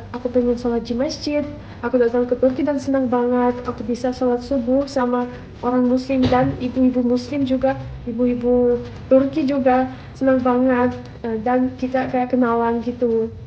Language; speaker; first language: Indonesian; non-native, fluent; Russian